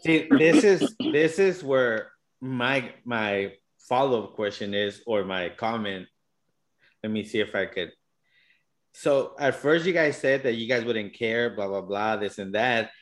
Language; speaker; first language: English; early bilingual, other home language; Spanish